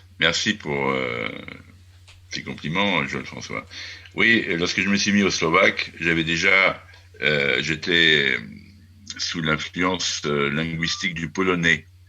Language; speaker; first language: French; non-native, fluent; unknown